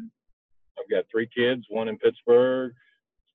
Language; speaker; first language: English; native; English